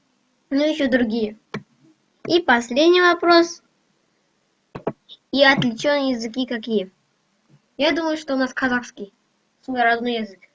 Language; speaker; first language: Russian; non-native, local second language; Kazakh